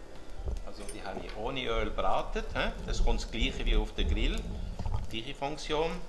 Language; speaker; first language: German; non-native, local second language; French